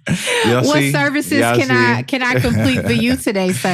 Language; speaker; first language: English; native; English